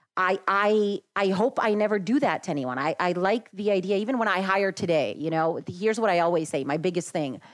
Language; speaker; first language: English; early bilingual, other home language; Macedonian